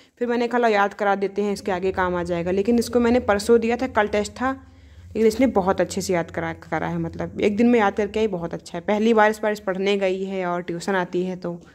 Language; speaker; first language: Hindi; native; Hindi